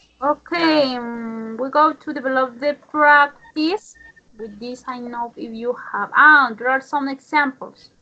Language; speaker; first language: English; non-native, learner; Spanish